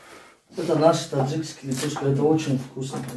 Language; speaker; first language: Russian; non-native, fluent; Tajik